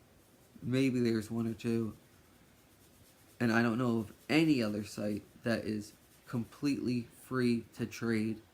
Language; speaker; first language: English; native; English